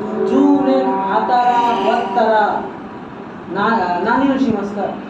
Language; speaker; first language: Japanese; non-native, learner; Bangla